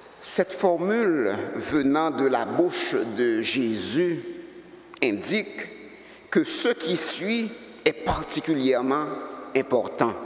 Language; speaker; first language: French; native; French